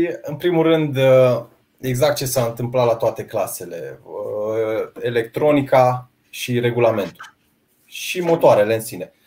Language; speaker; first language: Romanian; native; Romanian